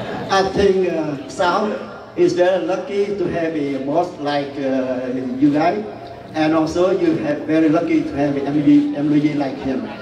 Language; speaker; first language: English; non-native, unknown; Vietnamese